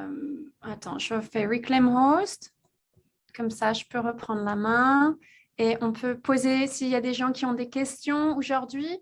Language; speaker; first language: French; native; French